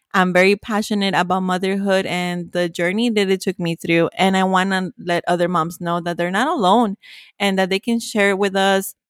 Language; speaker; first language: English; early bilingual, other home language; Spanish